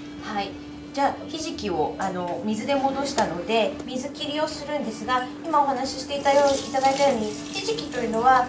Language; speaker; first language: Japanese; native; Japanese